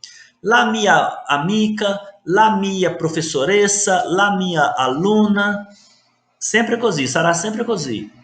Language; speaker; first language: Italian; non-native, learner; Portuguese